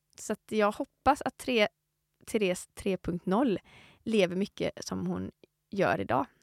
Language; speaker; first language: Swedish; native; Swedish